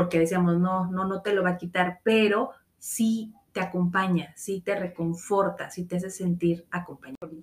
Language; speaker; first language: Spanish; native; Spanish